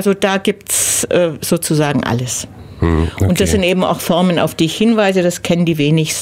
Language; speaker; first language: German; native; German